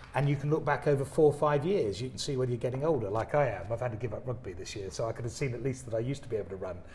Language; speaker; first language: English; native; English